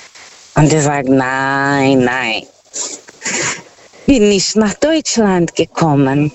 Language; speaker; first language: German; non-native, fluent; Portuguese